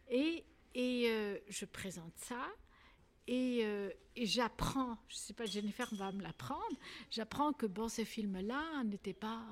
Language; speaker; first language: French; non-native, local second language; Arabic